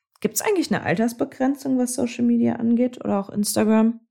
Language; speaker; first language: German; native; German